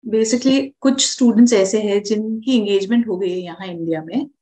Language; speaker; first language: Hindi; non-native, local second language; Marathi